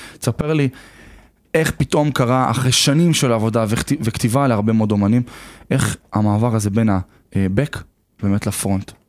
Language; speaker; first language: Hebrew; native; Hebrew